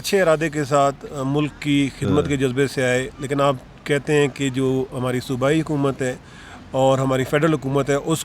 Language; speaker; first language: Urdu; native; Urdu